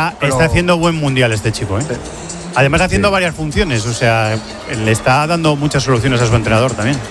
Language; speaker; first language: Spanish; native; Spanish